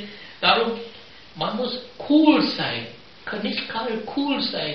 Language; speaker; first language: German; non-native, fluent; Sinhala